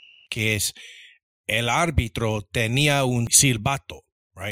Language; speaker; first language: Spanish; early bilingual, other home language; English